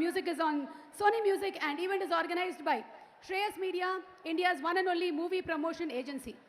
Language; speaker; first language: English; non-native, local second language; Telugu